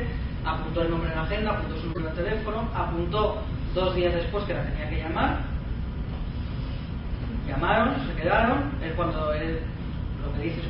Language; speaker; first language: Spanish; native; Spanish